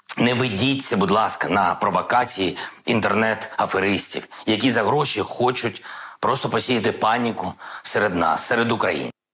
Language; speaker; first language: Ukrainian; non-native, local second language; Russian